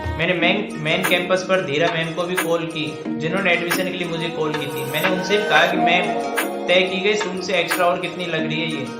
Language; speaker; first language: Hindi; native; Hindi